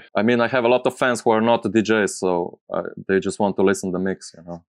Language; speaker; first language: English; non-native, fluent; Slovenian